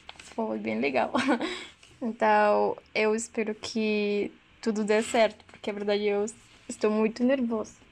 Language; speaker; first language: Portuguese; non-native, learner; Spanish